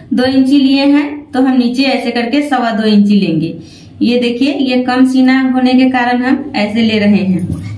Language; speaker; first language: Hindi; native; Hindi